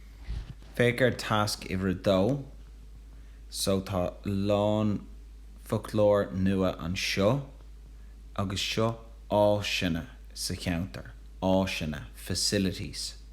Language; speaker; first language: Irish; non-native, local second language; English